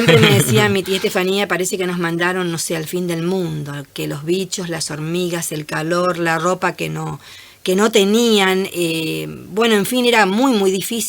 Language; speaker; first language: Spanish; native; Spanish